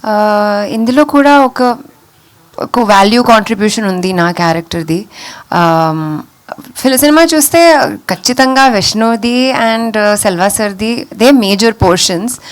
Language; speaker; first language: Telugu; non-native, local second language; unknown